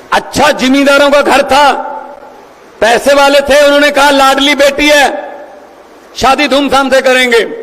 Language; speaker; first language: Hindi; non-native, local second language; Punjabi